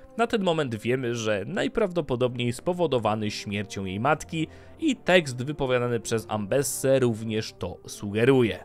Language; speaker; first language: Polish; native; Polish